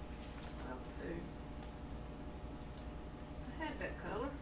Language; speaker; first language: English; native; English